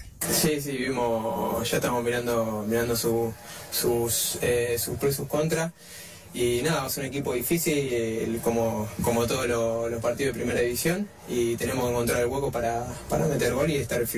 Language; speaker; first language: Spanish; native; Spanish